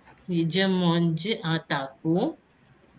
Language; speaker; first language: French; non-native, fluent; Hindi